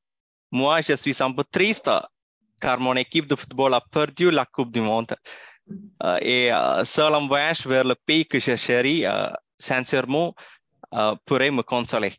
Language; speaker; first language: French; non-native, fluent; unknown